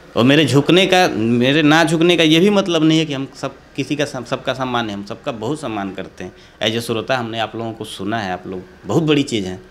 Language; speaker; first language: Hindi; native; Hindi